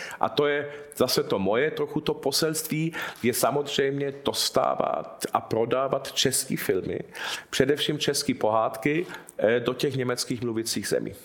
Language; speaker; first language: Czech; early bilingual, heritage; Czech